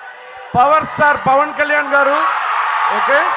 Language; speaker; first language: Telugu; non-native, learner; Tamil